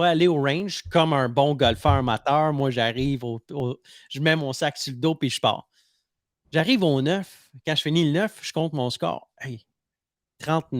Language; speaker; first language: French; native; French